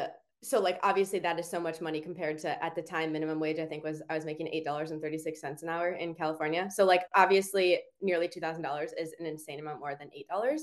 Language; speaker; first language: English; native; English